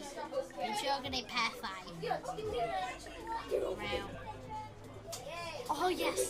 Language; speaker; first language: Welsh; non-native, local second language; English